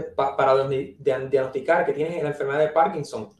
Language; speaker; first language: Spanish; native; Spanish